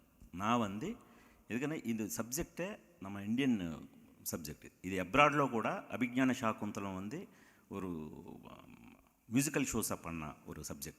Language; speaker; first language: Tamil; non-native, local second language; Telugu